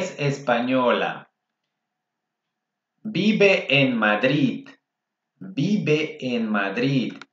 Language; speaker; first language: Spanish; non-native, fluent; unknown